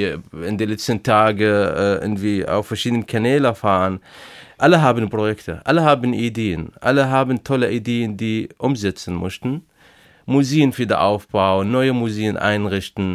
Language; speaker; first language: German; non-native, fluent; Arabic